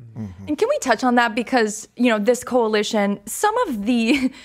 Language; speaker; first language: English; non-native, fluent; French